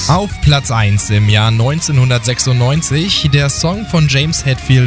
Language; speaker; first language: German; native; German